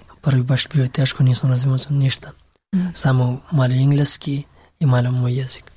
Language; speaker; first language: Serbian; non-native, learner; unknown